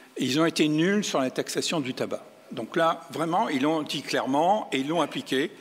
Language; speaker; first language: French; native; French